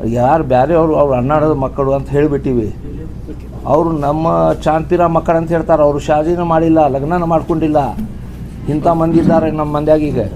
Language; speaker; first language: Kannada; non-native, local second language; Urdu